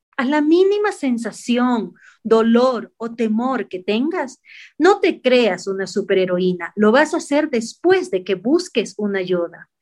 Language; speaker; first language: Spanish; native; Spanish